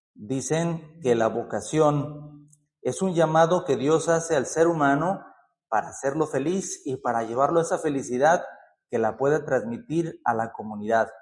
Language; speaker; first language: Spanish; native; Spanish